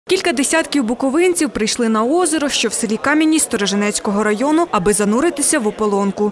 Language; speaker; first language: Ukrainian; native; Ukrainian